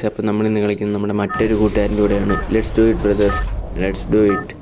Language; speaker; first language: Malayalam; native; Malayalam